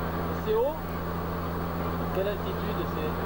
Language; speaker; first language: French; native; French